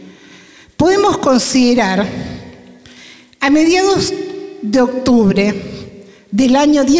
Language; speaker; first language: Spanish; native; Spanish